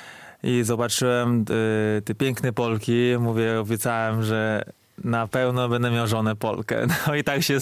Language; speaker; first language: Polish; non-native, fluent; Chinese